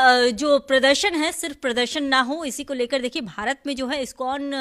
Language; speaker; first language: Hindi; native; Hindi